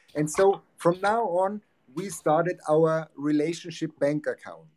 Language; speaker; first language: English; non-native, fluent; German